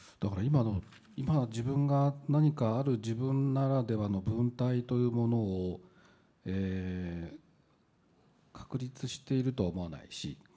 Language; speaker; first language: Japanese; native; Japanese